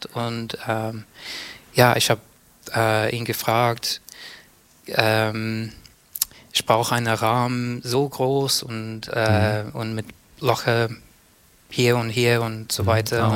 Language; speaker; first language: German; non-native, learner; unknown